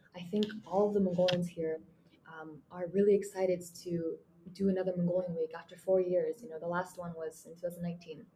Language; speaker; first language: English; non-native, fluent; Mongolian